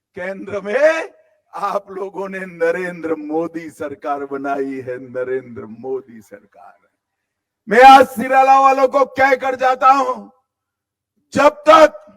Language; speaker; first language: Hindi; non-native, local second language; Gujarati